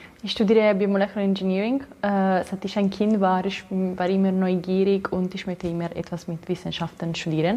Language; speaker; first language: German; non-native, learner; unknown